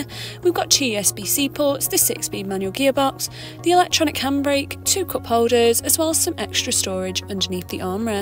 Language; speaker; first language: English; native; English